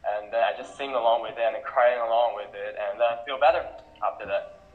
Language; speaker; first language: English; non-native, local second language; Cantonese